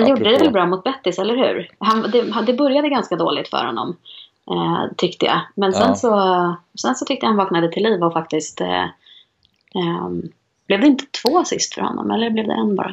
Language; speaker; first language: Swedish; native; Swedish